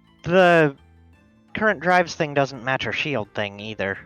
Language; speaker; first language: English; native; English